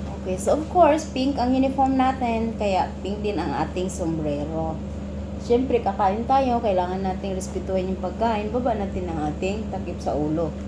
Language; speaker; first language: Filipino; non-native, local second language; Cebuano